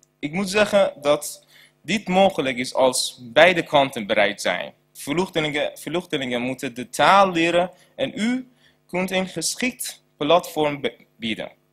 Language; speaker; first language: Dutch; non-native, learner; Persian